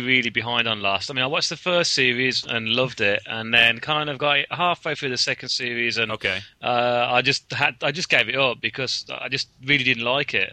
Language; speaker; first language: English; native; English